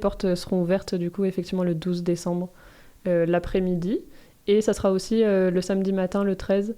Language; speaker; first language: French; native; French